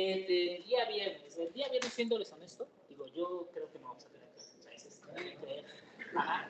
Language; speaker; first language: Spanish; native; Spanish